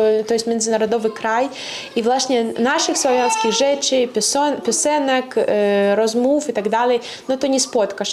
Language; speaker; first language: Polish; non-native, fluent; Russian